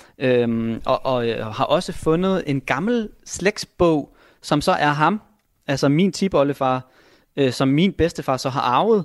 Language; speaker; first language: Danish; native; Danish